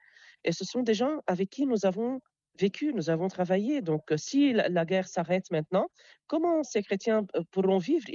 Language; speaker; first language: French; non-native, local second language; Arabic